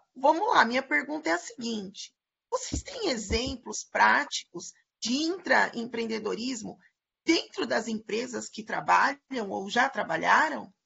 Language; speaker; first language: Portuguese; native; Portuguese